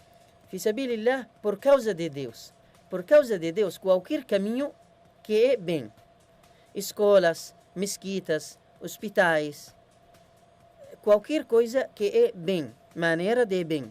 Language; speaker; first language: Portuguese; non-native, learner; Arabic